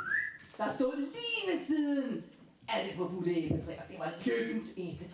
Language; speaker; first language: Danish; native; Danish